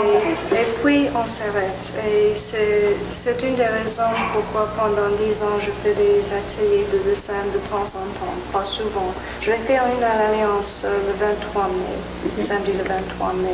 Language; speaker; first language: French; non-native, fluent; English